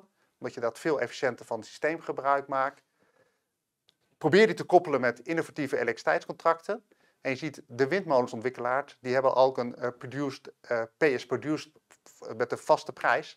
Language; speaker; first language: Dutch; native; Dutch